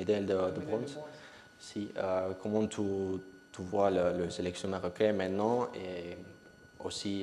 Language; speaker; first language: French; non-native, fluent; Spanish